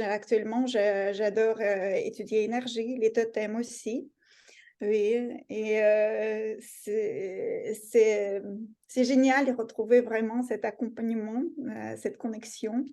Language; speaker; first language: French; non-native, fluent; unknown